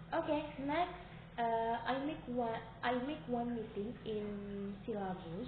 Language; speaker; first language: English; non-native, learner; Indonesian